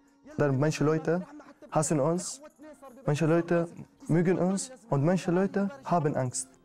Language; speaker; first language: German; non-native, learner; Arabic